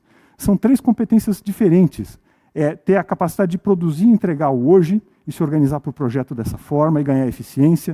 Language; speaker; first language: Portuguese; native; Portuguese